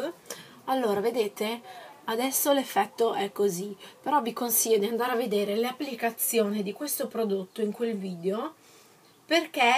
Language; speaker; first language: Italian; native; Italian